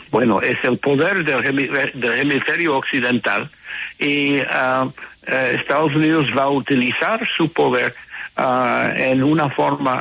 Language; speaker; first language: Spanish; non-native, fluent; English